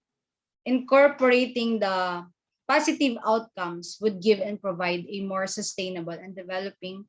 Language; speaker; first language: English; non-native, local second language; Filipino